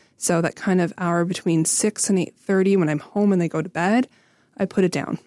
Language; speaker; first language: English; native; English